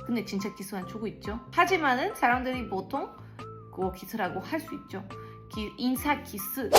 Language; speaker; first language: Korean; non-native, learner; Spanish